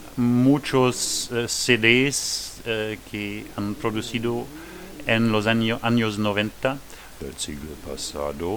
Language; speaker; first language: Spanish; non-native, learner; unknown